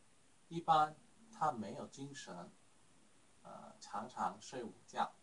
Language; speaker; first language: Chinese; non-native, learner; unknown